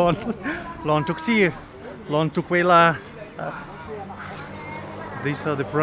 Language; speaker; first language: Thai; non-native, learner; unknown